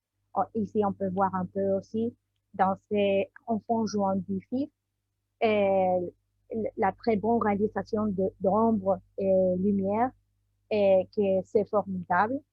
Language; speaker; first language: French; non-native, learner; Spanish